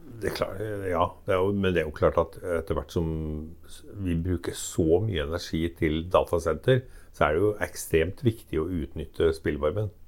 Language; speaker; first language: Norwegian; native; Norwegian